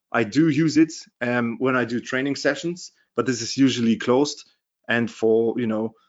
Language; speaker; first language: English; non-native, fluent; German